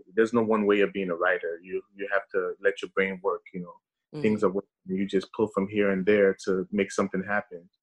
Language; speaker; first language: English; early bilingual, other home language; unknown